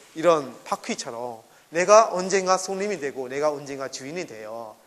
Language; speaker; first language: Korean; non-native, fluent; Burmese